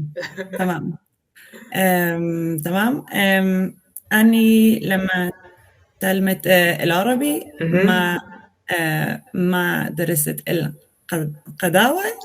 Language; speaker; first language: Arabic; non-native, learner; Swedish